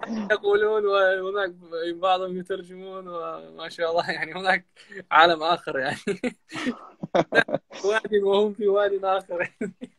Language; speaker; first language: Arabic; non-native, fluent; Chechen